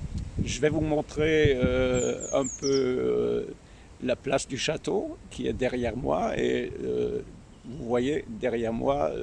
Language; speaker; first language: French; non-native, learner; German